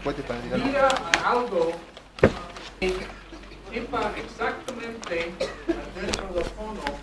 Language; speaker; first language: Spanish; non-native, fluent; English